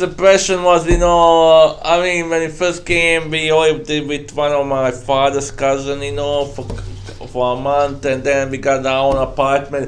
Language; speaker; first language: English; non-native, fluent; Croatian